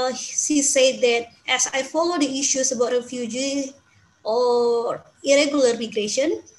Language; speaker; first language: English; non-native, fluent; Indonesian